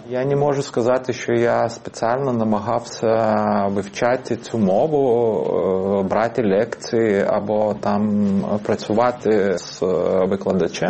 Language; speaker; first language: Ukrainian; non-native, fluent; Lithuanian